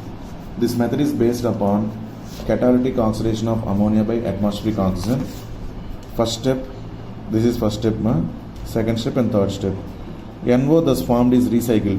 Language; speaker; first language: English; non-native, local second language; Telugu